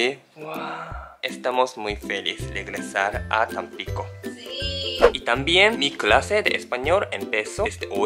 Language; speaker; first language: Spanish; non-native, learner; Japanese